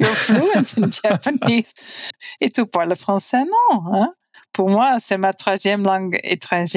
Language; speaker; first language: English; non-native, fluent; Dutch